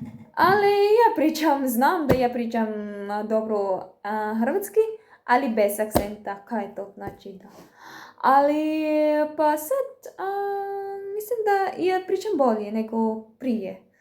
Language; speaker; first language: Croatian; non-native, learner; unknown